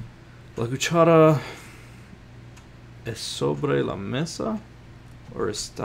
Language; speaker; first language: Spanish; non-native, learner; English